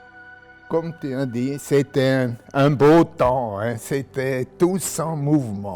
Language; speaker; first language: French; non-native, local second language; German